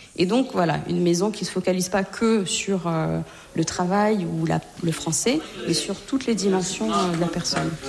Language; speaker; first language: French; native; French